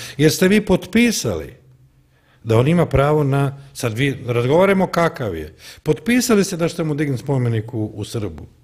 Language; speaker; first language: Croatian; native; Croatian